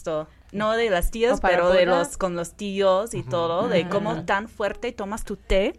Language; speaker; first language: Spanish; non-native, fluent; English